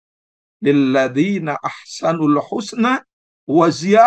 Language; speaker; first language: Arabic; non-native, fluent; Indonesian